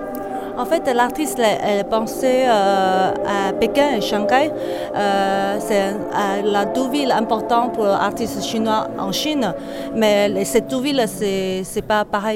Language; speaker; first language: French; non-native, fluent; Chinese